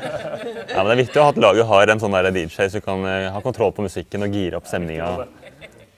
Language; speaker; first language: Norwegian; native; Norwegian